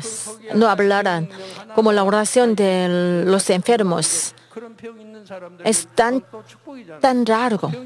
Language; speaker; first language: Spanish; non-native, fluent; Korean